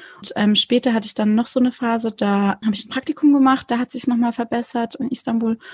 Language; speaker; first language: German; early bilingual, other home language; Turkish